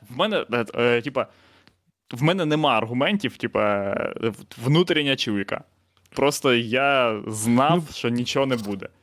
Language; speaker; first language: Ukrainian; non-native, local second language; Russian